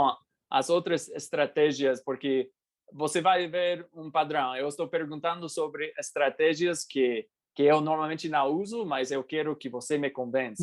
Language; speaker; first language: Portuguese; non-native, fluent; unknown